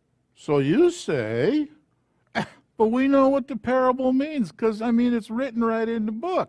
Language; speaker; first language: English; native; English